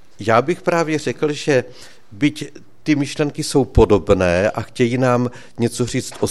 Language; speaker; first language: Czech; native; Czech